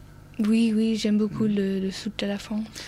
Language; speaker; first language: French; non-native, learner; English